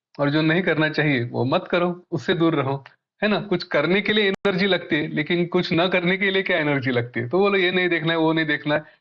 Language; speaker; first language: Hindi; non-native, local second language; Marathi